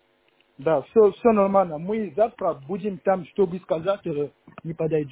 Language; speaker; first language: Russian; non-native, learner; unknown